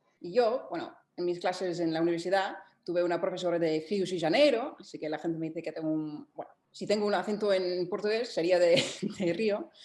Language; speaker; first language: Spanish; non-native, fluent; English